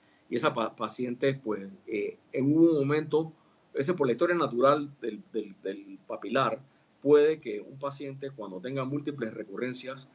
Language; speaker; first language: Spanish; native; Spanish